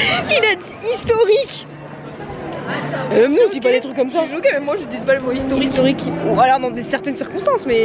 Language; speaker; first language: French; native; French